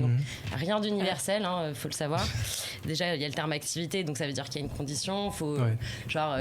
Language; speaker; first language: French; native; French